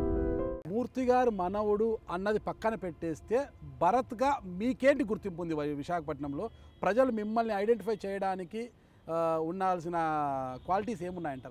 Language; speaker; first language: Telugu; native; Telugu